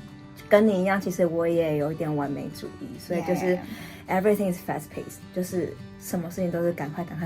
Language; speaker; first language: Chinese; native; Chinese